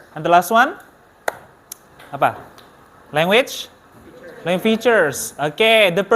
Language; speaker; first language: English; non-native, fluent; Indonesian